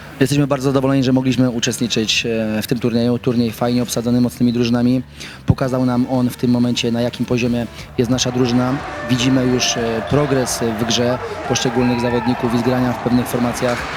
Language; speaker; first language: Polish; native; Polish